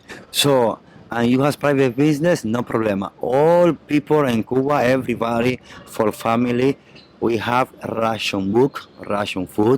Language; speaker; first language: English; non-native, learner; Spanish